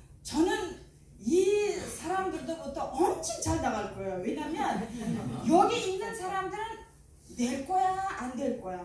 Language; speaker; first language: Korean; non-native, learner; Uzbek